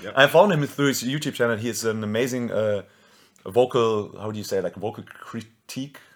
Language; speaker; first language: English; non-native, fluent; German